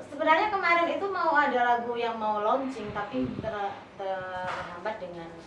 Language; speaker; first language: Indonesian; non-native, local second language; Javanese